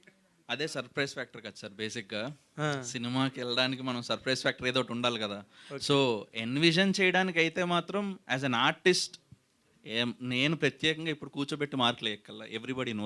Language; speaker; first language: Telugu; native; Telugu